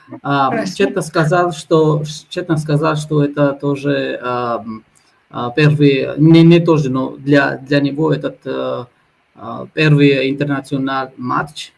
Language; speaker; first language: Russian; non-native, fluent; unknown